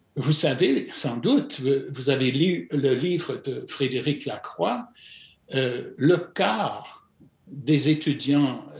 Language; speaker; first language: French; non-native, fluent; English